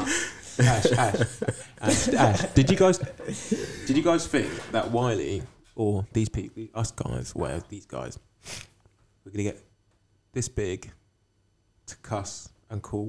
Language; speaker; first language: English; native; English